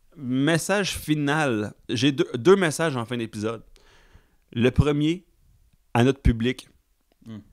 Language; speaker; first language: French; native; French